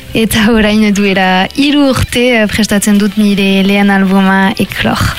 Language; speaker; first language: Basque; non-native, local second language; French